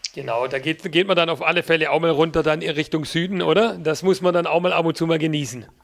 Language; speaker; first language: German; native; German